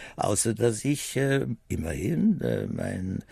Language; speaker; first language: German; native; German